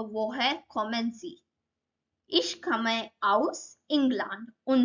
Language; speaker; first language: German; non-native, learner; Malayalam